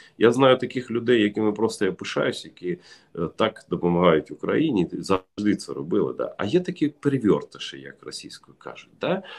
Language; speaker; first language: Ukrainian; non-native, local second language; Russian